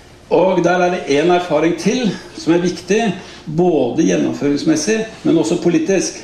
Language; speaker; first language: Norwegian; native; Norwegian